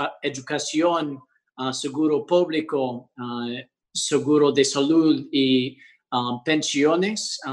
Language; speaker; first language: Spanish; early bilingual, heritage; English